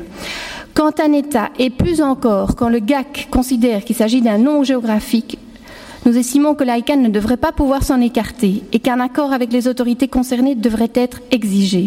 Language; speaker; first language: French; native; French